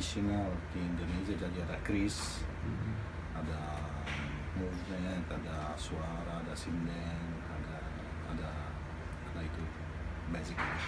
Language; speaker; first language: Indonesian; non-native, fluent; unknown